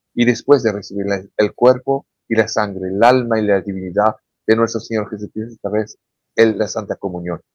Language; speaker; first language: Spanish; non-native, fluent; French